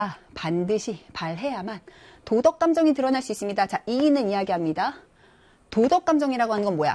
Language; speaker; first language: Korean; native; Korean